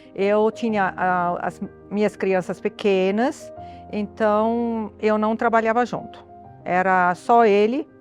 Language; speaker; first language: Portuguese; non-native, fluent; Arabic